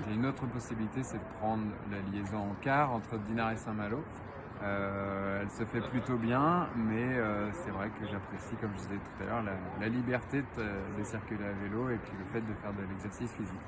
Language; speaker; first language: French; native; French